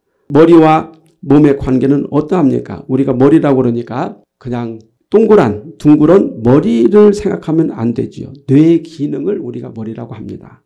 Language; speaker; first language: Korean; native; Korean